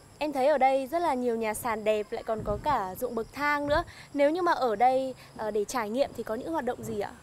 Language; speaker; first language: Vietnamese; native; Vietnamese